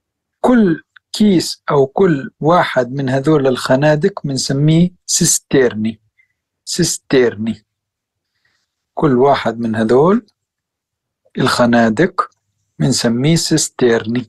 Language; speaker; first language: Arabic; native; Arabic